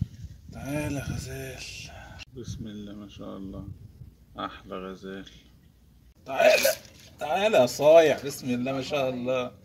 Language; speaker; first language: Arabic; native; Arabic